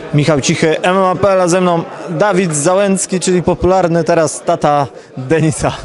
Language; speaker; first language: Polish; native; Polish